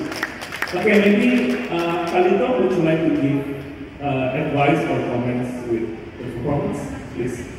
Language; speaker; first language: English; non-native, fluent; Indonesian